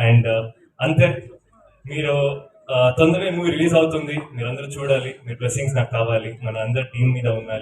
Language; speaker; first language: Telugu; non-native, learner; Kannada